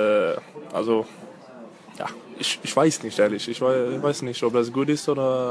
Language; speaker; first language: German; non-native, fluent; Swedish